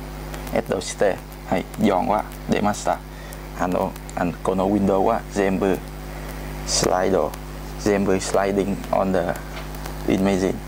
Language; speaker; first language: Japanese; non-native, learner; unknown